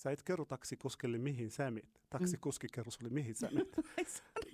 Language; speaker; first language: Finnish; non-native, fluent; Arabic